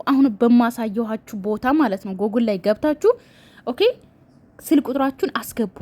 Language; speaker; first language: Amharic; native; Amharic